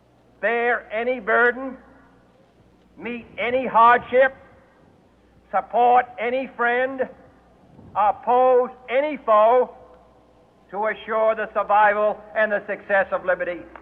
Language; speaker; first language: English; native; English